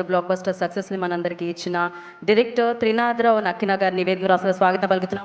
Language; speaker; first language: Telugu; native; Telugu